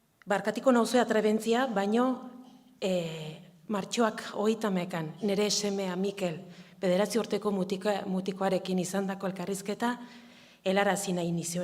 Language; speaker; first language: Basque; native; Basque